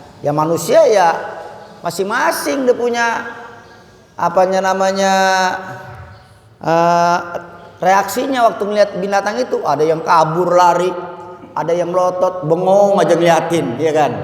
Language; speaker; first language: Indonesian; native; Indonesian